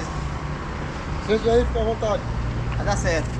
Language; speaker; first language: Portuguese; native; Portuguese